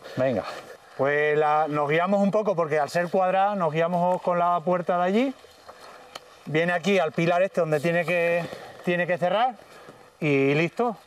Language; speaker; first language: Spanish; native; Spanish